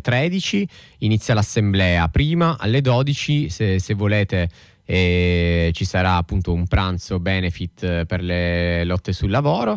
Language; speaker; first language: Italian; native; Italian